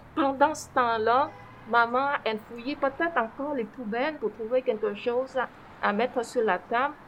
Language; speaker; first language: French; non-native, fluent; Vietnamese